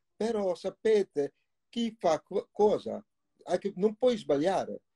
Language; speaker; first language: Italian; non-native, fluent; Dutch